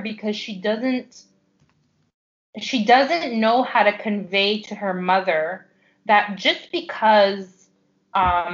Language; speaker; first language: English; native; English